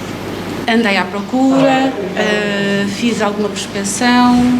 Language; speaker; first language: Portuguese; native; Portuguese